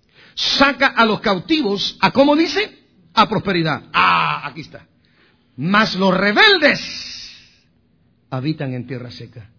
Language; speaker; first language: Spanish; native; Spanish